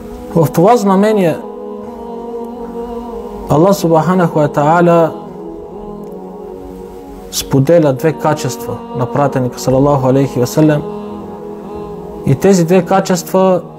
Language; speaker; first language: Bulgarian; non-native, local second language; Turkish